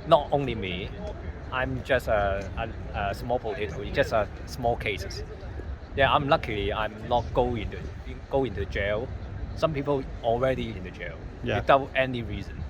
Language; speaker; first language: English; non-native, learner; Cantonese